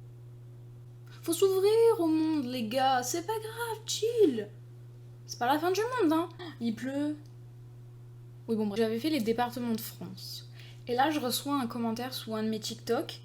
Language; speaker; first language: French; native; French